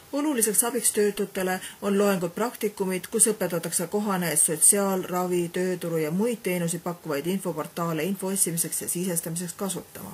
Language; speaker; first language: Estonian; native; Estonian